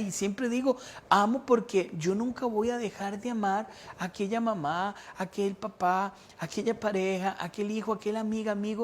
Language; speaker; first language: Spanish; native; Spanish